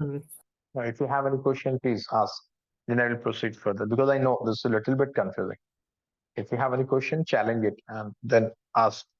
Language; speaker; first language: English; non-native, local second language; Hindi